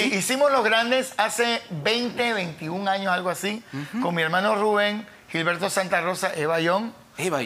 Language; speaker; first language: Spanish; native; Spanish